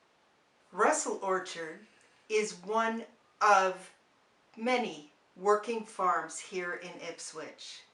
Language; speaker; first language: English; native; English